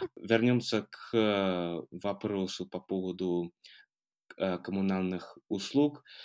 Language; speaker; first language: Russian; non-native, fluent; English